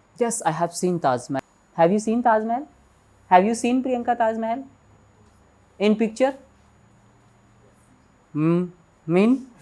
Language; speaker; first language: English; non-native, local second language; Hindi